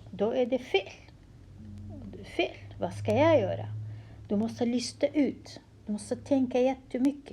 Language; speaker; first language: Swedish; non-native, fluent; Central Kurdish